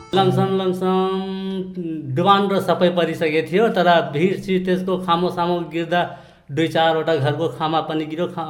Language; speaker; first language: Nepali; non-native, local second language; Rana Tharu